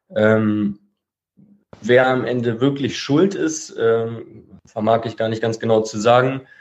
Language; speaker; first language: German; native; German